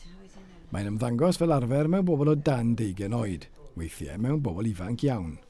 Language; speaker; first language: Welsh; native; Welsh